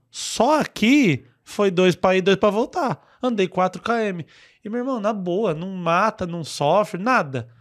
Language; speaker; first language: Portuguese; native; Portuguese